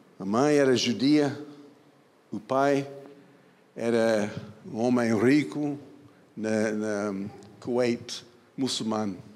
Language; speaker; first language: Portuguese; non-native, fluent; English